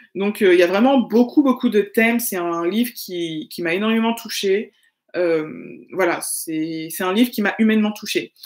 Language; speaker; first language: French; native; French